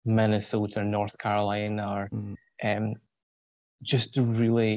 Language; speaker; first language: English; native; English